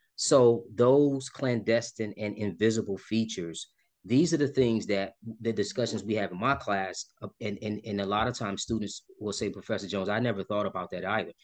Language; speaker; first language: English; native; English